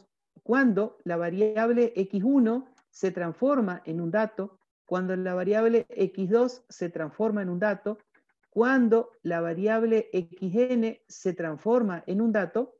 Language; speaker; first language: Spanish; native; Spanish